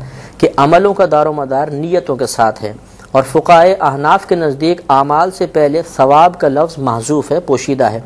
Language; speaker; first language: Urdu; native; Urdu